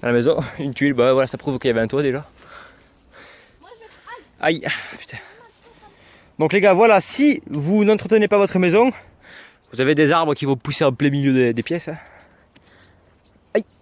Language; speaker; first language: French; native; French